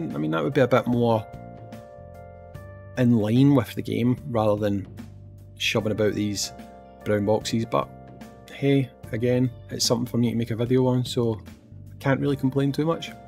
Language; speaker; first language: English; native; English